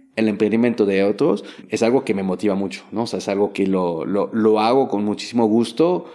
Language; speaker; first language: Spanish; non-native, fluent; French